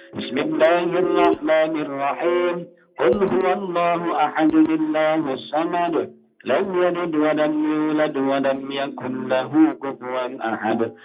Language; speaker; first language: Arabic; non-native, fluent; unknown